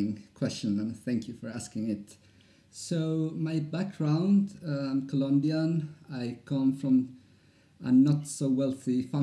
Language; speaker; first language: English; non-native, fluent; Spanish